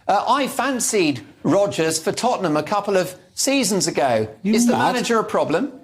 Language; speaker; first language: English; native; English